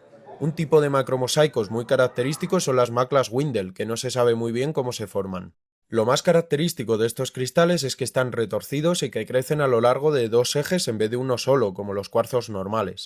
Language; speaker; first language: Spanish; native; Spanish